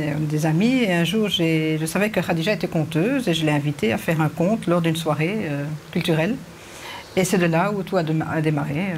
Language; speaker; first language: French; early bilingual, other home language; Arabic